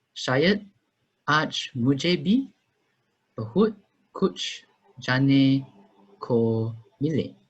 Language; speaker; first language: Hindi; non-native, learner; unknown